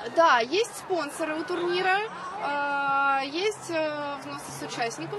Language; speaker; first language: Russian; native; Russian